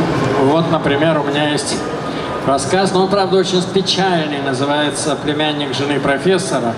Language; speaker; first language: Russian; native; Russian